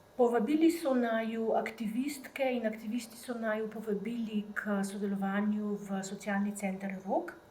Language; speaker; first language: Slovenian; native; Slovenian